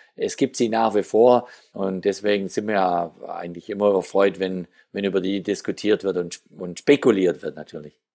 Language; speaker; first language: German; native; German